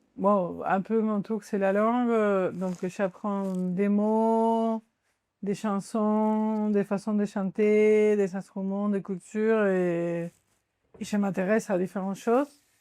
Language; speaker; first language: French; non-native, fluent; Spanish